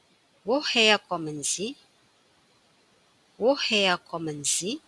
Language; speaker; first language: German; non-native, fluent; Indonesian